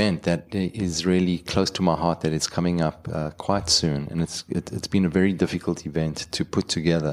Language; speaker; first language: English; native; English